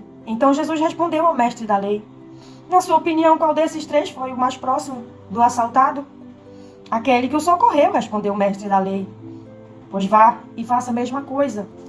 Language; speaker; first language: Portuguese; native; Portuguese